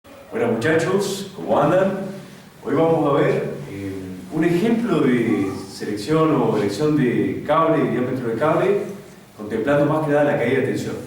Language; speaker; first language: Spanish; native; Spanish